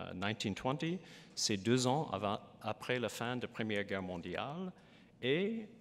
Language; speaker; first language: French; non-native, learner; English